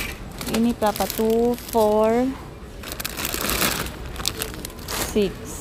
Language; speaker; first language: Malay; non-native, learner; Filipino